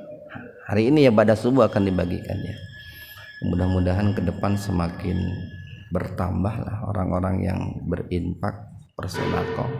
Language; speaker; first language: Indonesian; native; Indonesian